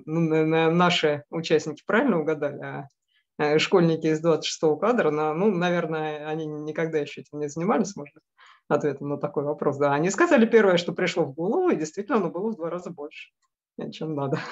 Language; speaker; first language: Russian; native; Russian